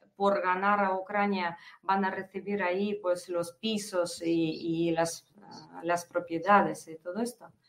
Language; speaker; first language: Spanish; non-native, fluent; Ukrainian